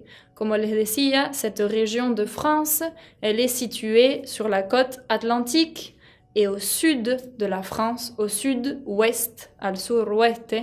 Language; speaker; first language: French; non-native, fluent; Spanish